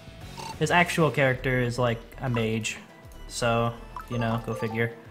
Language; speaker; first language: English; native; English